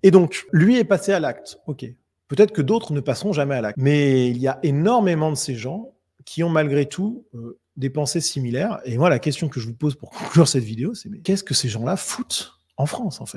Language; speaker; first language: French; native; French